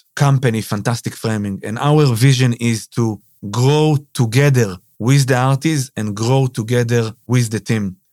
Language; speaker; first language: English; non-native, fluent; Hebrew